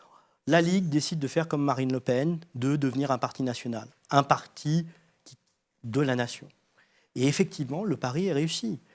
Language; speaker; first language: French; native; French